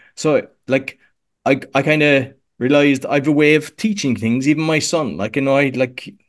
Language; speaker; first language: English; native; English